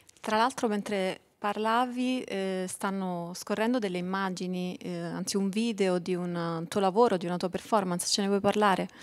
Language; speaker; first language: Italian; native; Italian